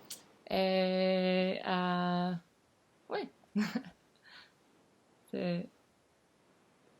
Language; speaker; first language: French; non-native, learner; English